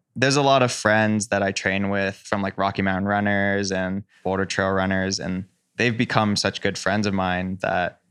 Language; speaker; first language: English; early bilingual, other home language; Cantonese